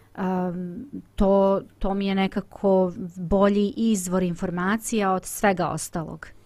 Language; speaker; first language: Bosnian; native; Bosnian